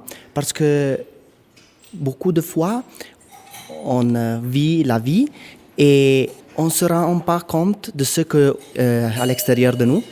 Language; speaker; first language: French; non-native, local second language; Italian